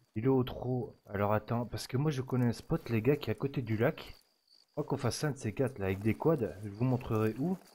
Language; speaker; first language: French; native; French